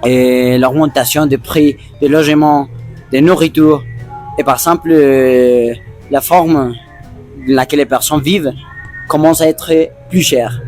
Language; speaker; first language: French; non-native, learner; Spanish